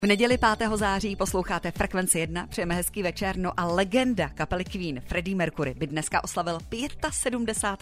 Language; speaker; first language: Czech; native; Czech